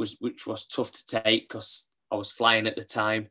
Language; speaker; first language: English; native; English